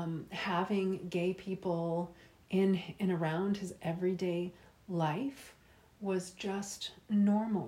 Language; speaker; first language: English; native; English